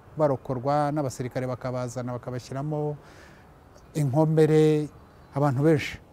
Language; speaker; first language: Kinyarwanda; early bilingual, heritage; Kinyarwanda